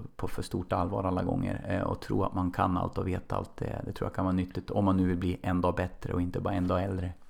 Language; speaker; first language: Swedish; native; Swedish